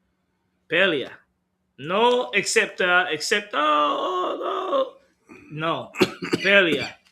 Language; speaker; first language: Spanish; non-native, learner; English